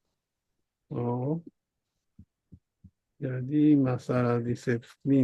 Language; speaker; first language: Indonesian; non-native, fluent; Japanese